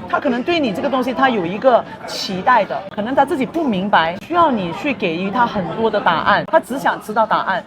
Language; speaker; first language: Chinese; native; Chinese